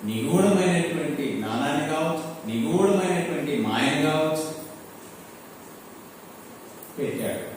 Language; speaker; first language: Telugu; native; Telugu